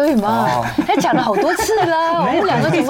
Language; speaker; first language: Chinese; native; Chinese